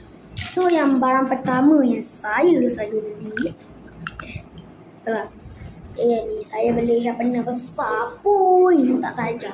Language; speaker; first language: Malay; native; Malay